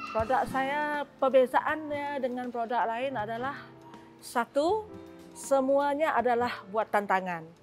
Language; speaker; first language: Malay; non-native, local second language; Iban